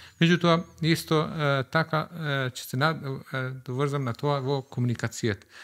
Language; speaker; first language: Macedonian; non-native, local second language; Albanian